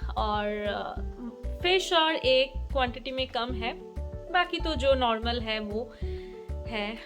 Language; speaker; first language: Hindi; non-native, local second language; Bangla